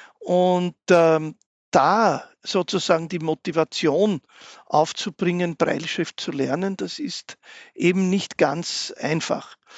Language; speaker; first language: German; native; German